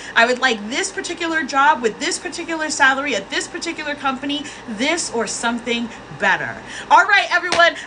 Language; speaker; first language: English; native; English